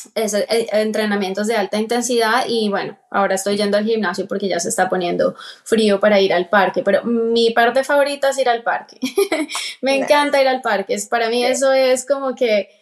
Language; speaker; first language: Spanish; native; Spanish